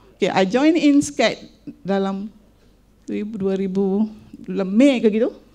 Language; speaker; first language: Malay; native; Malay